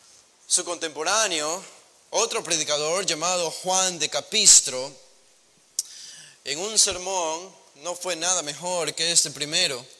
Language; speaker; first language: Spanish; native; Spanish